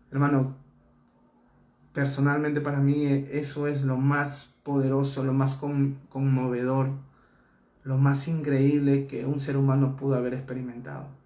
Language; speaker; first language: Spanish; native; Spanish